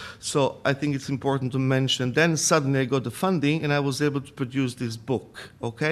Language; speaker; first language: English; non-native, fluent; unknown